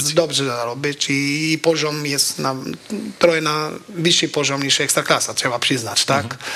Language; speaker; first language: Polish; non-native, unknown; Albanian